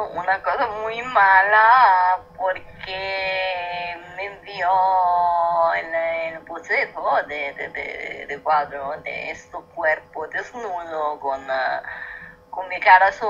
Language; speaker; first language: Spanish; non-native, learner; Italian